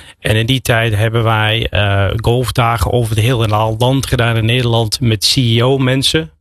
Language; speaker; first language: Dutch; non-native, fluent; English